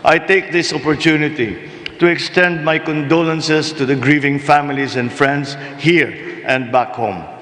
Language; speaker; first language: English; non-native, local second language; Filipino